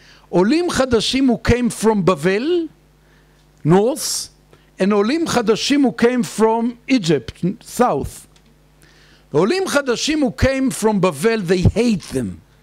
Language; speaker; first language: English; non-native, fluent; Hebrew